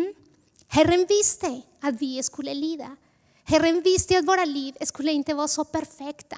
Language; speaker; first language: Swedish; non-native, fluent; Spanish